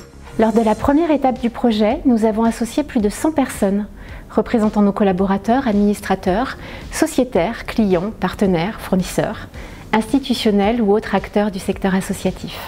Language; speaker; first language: French; native; French